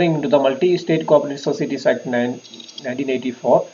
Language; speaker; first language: English; non-native, local second language; Malayalam